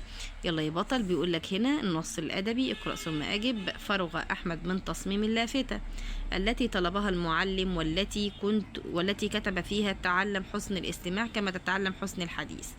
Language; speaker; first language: Arabic; native; Arabic